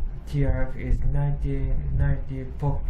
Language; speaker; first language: English; non-native, learner; Japanese